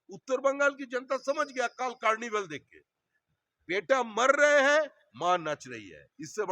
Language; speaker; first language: Hindi; non-native, local second language; Bangla